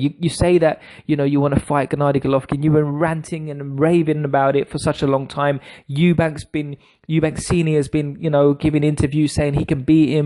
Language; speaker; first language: English; native; English